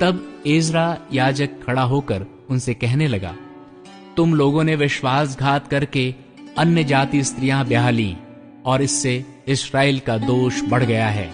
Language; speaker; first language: Hindi; native; Hindi